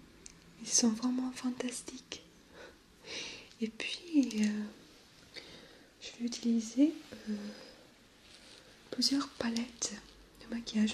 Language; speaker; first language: French; non-native, fluent; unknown